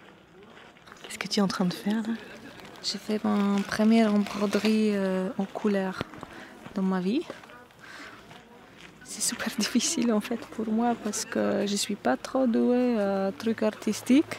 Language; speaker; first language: French; non-native, fluent; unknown